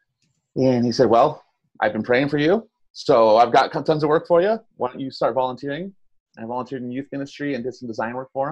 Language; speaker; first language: English; native; English